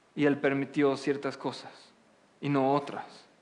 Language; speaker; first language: Spanish; non-native, fluent; English